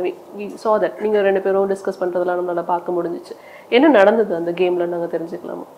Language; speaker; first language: Tamil; native; Tamil